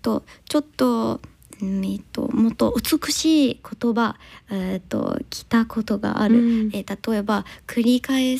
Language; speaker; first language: Japanese; non-native, learner; English